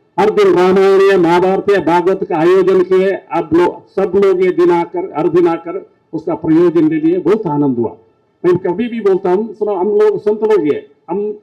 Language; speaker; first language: Hindi; non-native, local second language; Kannada